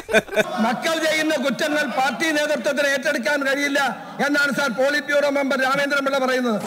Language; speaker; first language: Malayalam; native; Malayalam